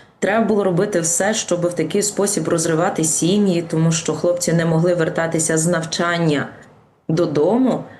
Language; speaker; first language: Ukrainian; native; Ukrainian